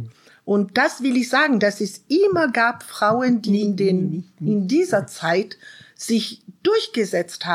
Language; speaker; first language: German; non-native, fluent; French